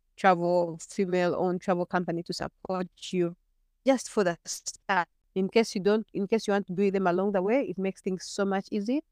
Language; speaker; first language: English; non-native, local second language; Ganda